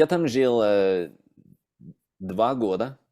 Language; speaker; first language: Russian; non-native, learner; English